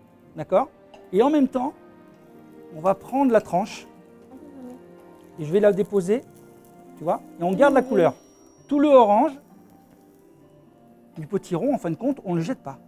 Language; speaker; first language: French; native; French